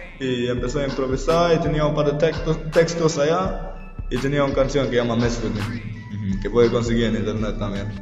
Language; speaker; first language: Spanish; non-native, learner; Norwegian